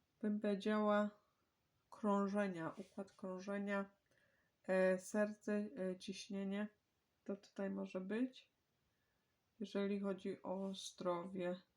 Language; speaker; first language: Polish; native; Polish